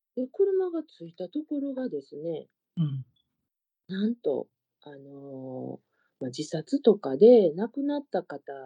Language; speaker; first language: Japanese; native; Japanese